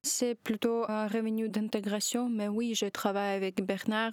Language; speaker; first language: French; non-native, learner; Ukrainian